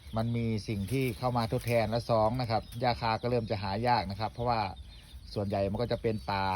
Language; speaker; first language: Thai; non-native, local second language; Northeastern Thai